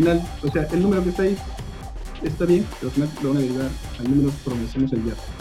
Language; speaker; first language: Spanish; native; Spanish